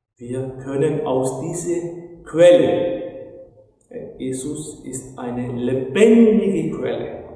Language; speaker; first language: German; non-native, fluent; Turkish